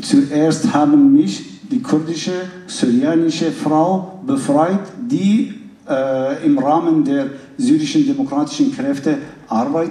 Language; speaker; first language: German; non-native, fluent; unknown